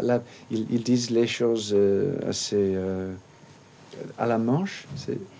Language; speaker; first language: French; non-native, fluent; English